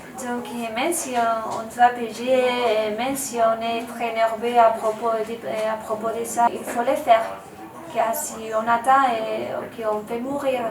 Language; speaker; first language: French; non-native, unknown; Spanish